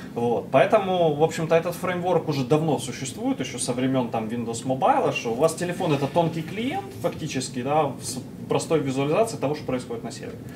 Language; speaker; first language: Russian; native; Russian